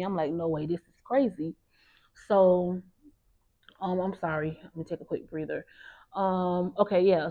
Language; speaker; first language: English; native; English